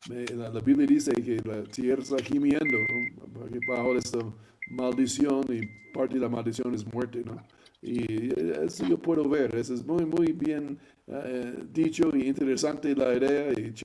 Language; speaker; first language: Spanish; non-native, fluent; English